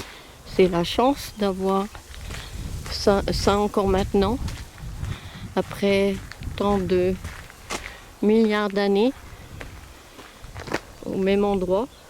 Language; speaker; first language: French; native; French